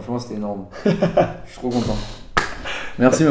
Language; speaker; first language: French; native; French